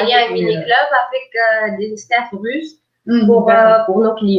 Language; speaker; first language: French; non-native, local second language; Arabic